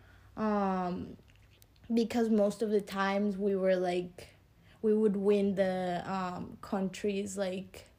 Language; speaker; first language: English; early bilingual, other home language; Spanish